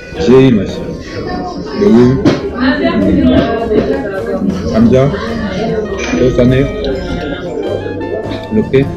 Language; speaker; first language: Korean; non-native, learner; French